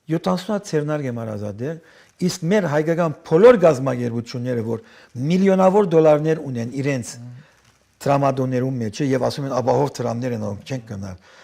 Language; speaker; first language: Armenian; early bilingual, heritage; Armenian